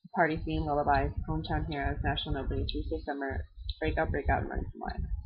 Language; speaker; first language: English; native; English